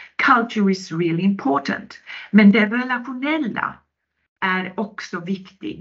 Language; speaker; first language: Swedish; non-native, local second language; Finnish